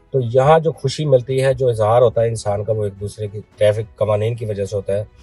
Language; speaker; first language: Urdu; non-native, local second language; Punjabi